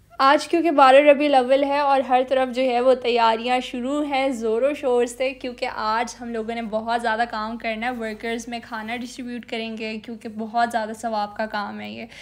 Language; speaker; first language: Urdu; native; Urdu